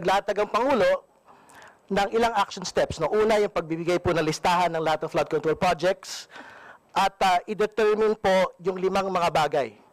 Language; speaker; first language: Filipino; native; Filipino